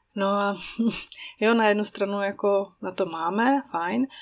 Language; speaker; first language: Czech; native; Czech